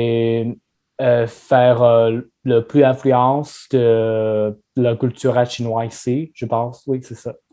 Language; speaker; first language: French; non-native, learner; Chinese